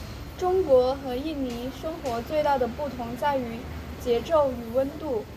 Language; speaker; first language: Chinese; native; Chinese